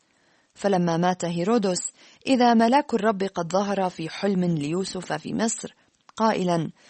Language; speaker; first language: Arabic; native; Arabic